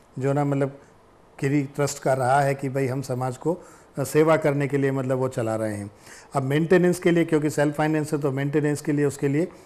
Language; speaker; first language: Hindi; native; Hindi